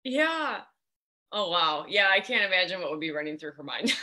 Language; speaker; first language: English; native; English